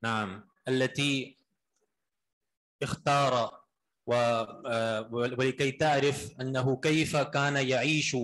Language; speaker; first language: Arabic; non-native, fluent; Urdu